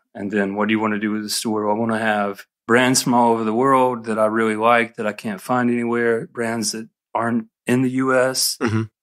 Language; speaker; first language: English; native; English